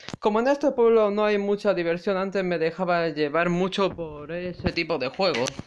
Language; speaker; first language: Spanish; native; Spanish